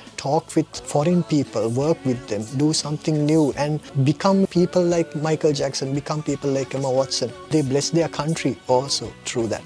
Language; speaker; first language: English; non-native, local second language; Sinhala